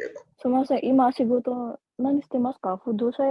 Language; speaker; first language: Japanese; non-native, fluent; Indonesian